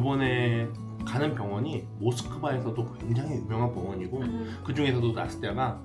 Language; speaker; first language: Korean; native; Korean